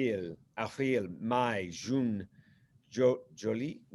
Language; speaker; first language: French; non-native, learner; English